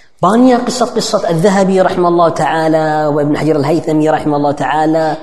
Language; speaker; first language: Malay; non-native, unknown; Arabic